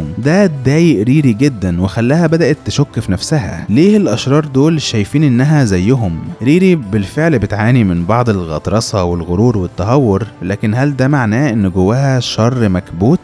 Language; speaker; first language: Arabic; native; Arabic